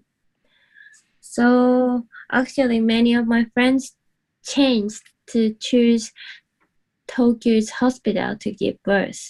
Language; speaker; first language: English; non-native, learner; Japanese